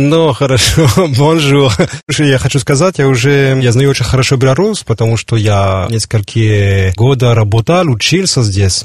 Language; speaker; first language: Russian; non-native, learner; French